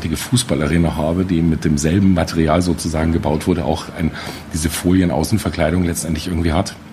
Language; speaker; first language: German; native; German